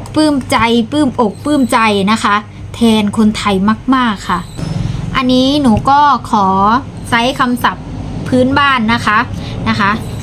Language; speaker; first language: Thai; non-native, local second language; Lao